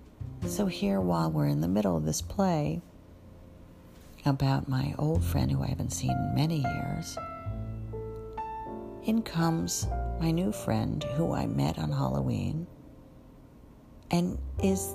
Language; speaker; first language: English; native; English